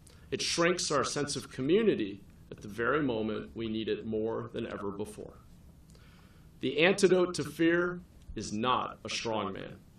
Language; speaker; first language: English; native; English